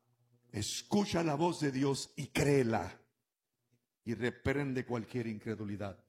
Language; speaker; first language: Spanish; native; Spanish